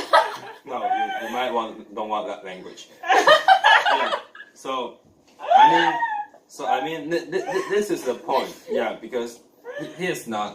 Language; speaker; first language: English; non-native, learner; Chinese